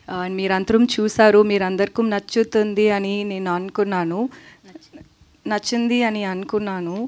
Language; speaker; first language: Telugu; non-native, learner; Tamil